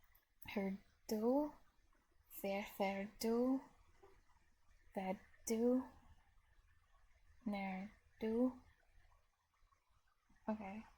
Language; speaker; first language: Swedish; non-native, learner; English